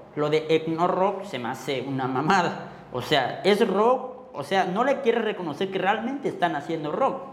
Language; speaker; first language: Spanish; non-native, local second language; Tzotzil